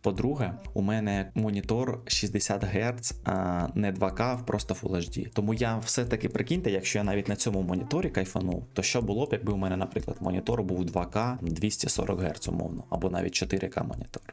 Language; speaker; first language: Ukrainian; native; Ukrainian